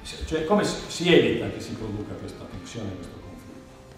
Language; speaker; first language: Italian; native; Italian